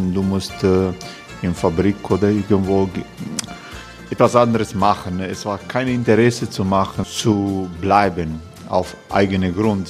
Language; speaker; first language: German; non-native, fluent; Croatian